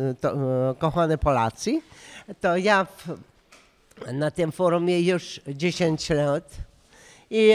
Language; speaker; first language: Polish; non-native, learner; Russian